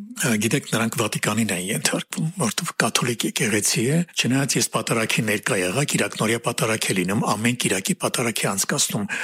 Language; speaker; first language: Armenian; native; Armenian